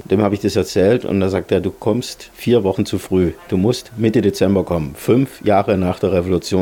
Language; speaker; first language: German; native; German